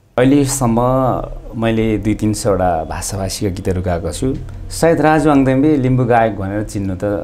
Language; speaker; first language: Nepali; non-native, local second language; Limbu